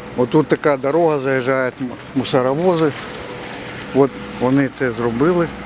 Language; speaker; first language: Ukrainian; native; Ukrainian